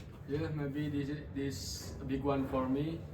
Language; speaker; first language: English; non-native, learner; Indonesian